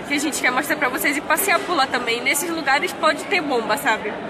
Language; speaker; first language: Portuguese; native; Portuguese